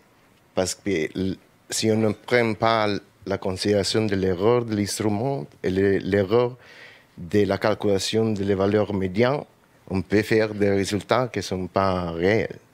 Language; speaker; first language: French; non-native, learner; English